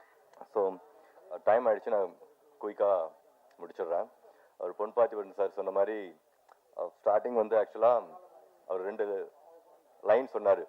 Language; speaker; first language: Tamil; native; Tamil